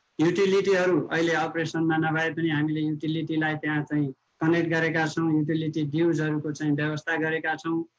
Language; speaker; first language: Nepali; native; Nepali